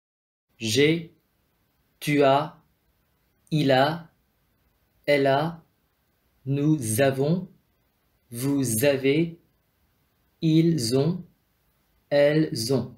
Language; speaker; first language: French; non-native, fluent; Vietnamese